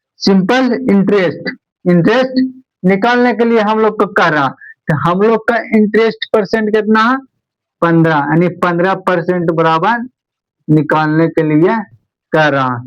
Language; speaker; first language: Hindi; native; Hindi